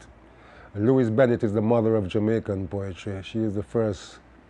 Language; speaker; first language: English; non-native, local second language; Jamaican Creole English